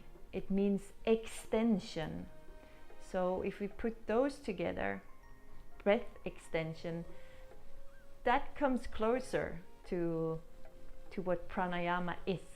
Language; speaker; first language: English; non-native, fluent; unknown